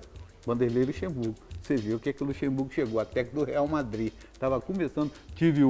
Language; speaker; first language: Portuguese; native; Portuguese